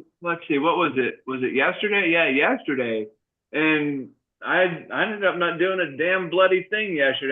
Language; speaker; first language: English; native; English